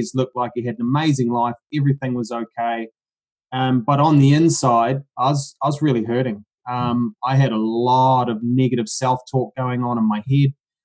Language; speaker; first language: English; native; English